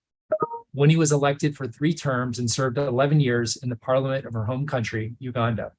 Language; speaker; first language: English; native; English